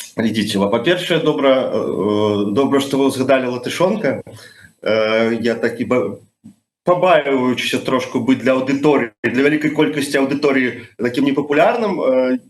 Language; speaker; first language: Belarusian; non-native, local second language; Russian